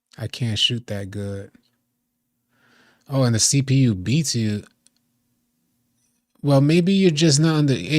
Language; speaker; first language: English; native; English